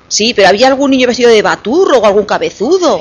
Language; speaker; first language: Spanish; native; Spanish